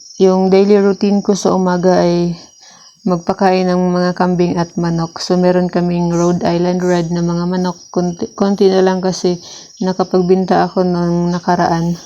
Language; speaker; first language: Filipino; non-native, local second language; Cebuano